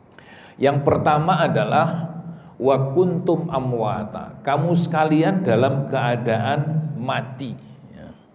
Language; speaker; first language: Indonesian; native; Indonesian